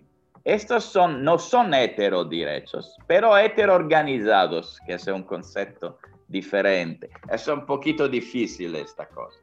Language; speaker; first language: Spanish; non-native, fluent; Italian